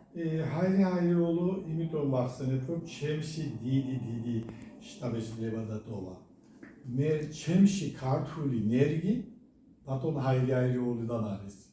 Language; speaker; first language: Georgian; early bilingual, heritage; Georgian